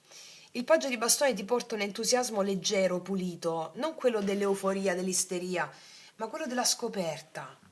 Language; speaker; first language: Italian; native; Italian